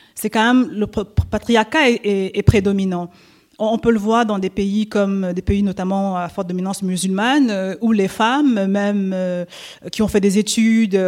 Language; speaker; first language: French; native; French